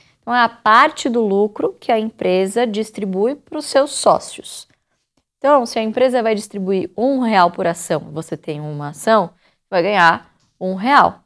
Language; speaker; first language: Portuguese; native; Portuguese